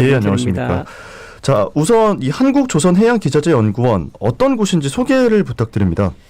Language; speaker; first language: Korean; native; Korean